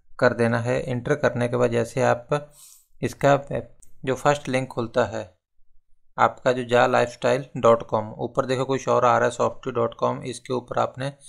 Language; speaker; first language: Hindi; non-native, local second language; Punjabi